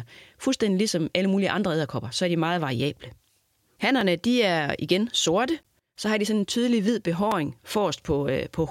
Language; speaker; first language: Danish; native; Danish